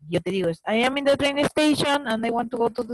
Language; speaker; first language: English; non-native, learner; Spanish